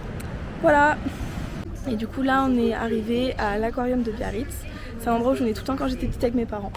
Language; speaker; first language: French; native; French